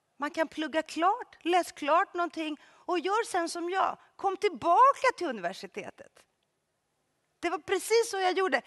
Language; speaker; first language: Swedish; early bilingual, other home language; Greek